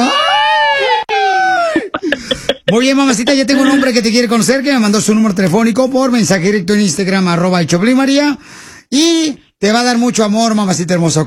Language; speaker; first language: Spanish; native; Spanish